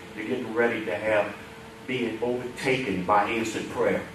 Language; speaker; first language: English; native; English